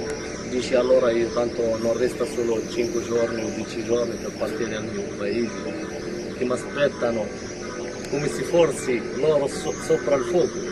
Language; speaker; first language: Italian; non-native, learner; Arabic